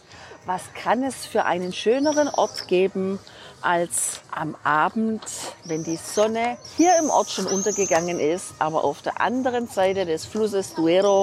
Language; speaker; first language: German; native; German